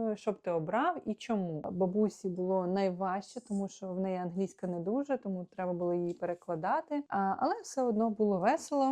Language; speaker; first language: Ukrainian; non-native, local second language; Russian